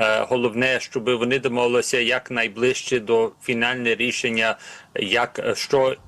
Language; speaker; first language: Ukrainian; early bilingual, heritage; Ukrainian